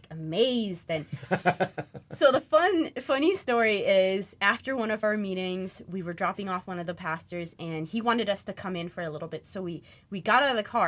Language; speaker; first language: English; native; English